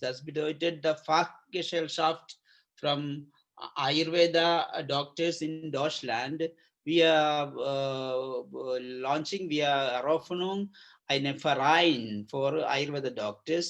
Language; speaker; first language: German; non-native, learner; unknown